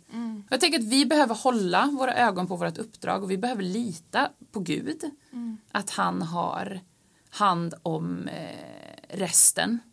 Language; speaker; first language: Swedish; native; Swedish